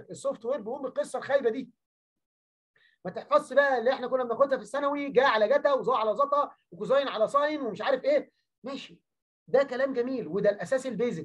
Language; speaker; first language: Arabic; native; Arabic